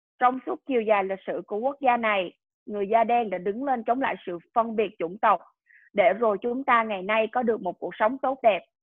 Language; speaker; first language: Vietnamese; early bilingual, heritage; Vietnamese